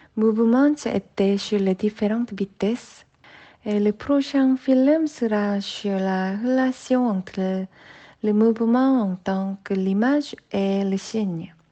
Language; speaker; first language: French; non-native, fluent; Korean